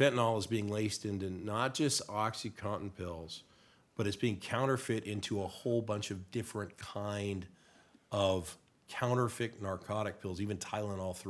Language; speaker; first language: English; native; English